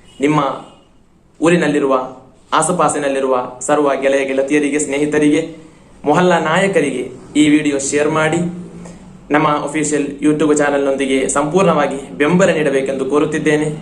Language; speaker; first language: Kannada; non-native, local second language; Malayalam